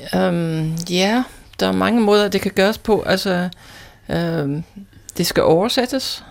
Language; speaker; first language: Danish; non-native, fluent; English